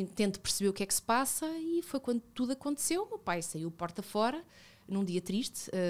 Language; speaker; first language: Portuguese; early bilingual, other home language; Spanish